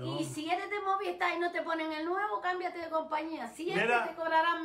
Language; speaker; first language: Spanish; native; Spanish